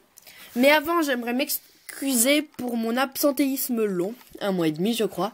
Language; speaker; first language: French; native; French